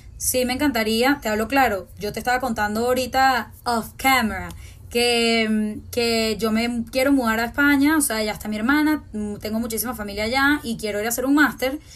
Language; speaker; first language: Spanish; native; Spanish